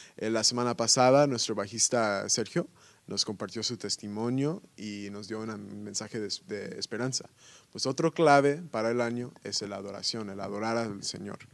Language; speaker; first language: Spanish; early bilingual, heritage; Spanish